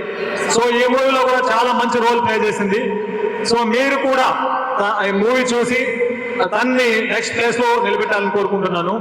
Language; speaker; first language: Telugu; native; Telugu